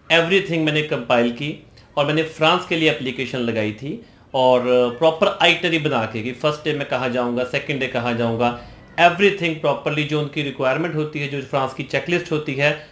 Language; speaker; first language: Hindi; non-native, local second language; Punjabi